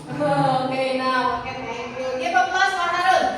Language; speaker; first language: English; non-native, learner; Indonesian